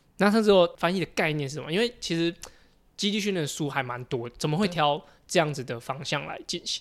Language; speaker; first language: Chinese; native; Chinese